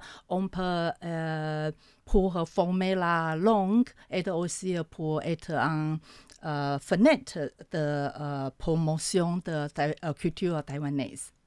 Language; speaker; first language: French; non-native, fluent; Chinese